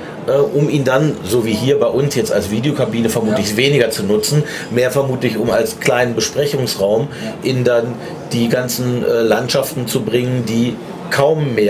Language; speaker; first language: German; native; German